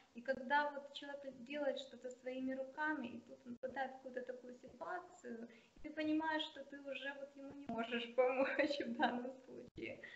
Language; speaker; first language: Russian; non-native, local second language; Ukrainian